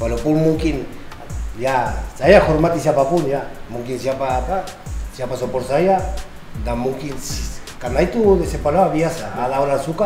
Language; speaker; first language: Indonesian; non-native, learner; Spanish